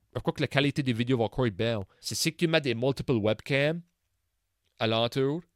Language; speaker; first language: French; early bilingual, heritage; French